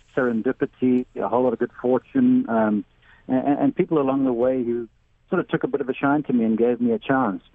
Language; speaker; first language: English; native; English